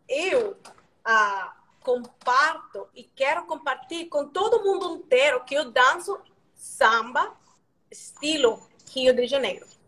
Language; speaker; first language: Portuguese; non-native, learner; Spanish